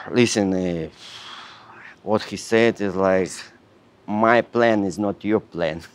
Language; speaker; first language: English; non-native, learner; Russian